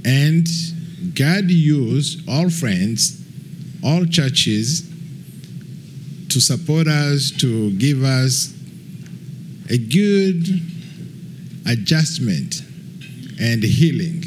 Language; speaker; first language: English; non-native, local second language; Kinyarwanda